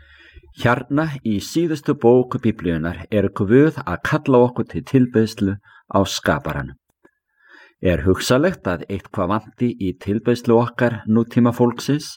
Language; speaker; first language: Icelandic; native; Icelandic